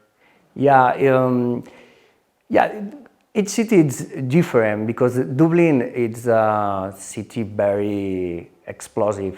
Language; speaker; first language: English; non-native, learner; Spanish